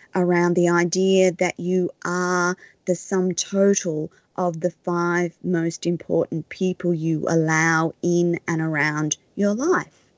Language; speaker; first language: English; native; English